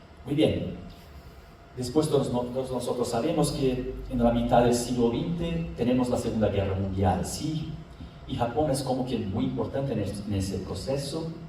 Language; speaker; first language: Spanish; non-native, fluent; Portuguese